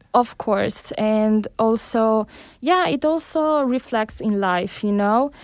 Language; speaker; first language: English; early bilingual, heritage; Spanish